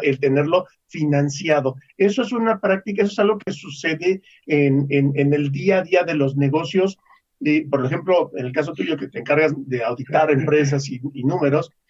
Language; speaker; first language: Spanish; native; Spanish